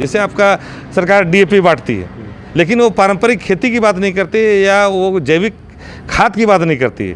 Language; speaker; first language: Hindi; non-native, local second language; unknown